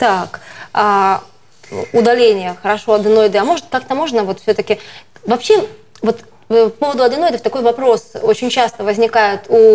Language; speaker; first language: Russian; native; Russian